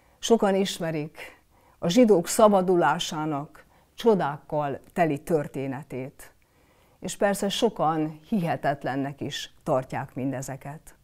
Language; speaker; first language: Hungarian; native; Hungarian